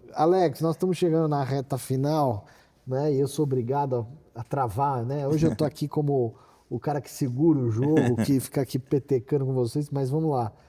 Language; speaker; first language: Portuguese; native; Portuguese